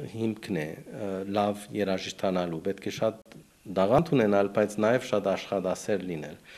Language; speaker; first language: Armenian; early bilingual, heritage; Armenian